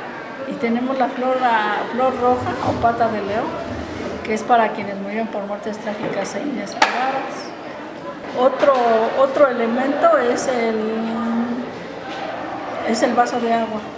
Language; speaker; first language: Spanish; native; Spanish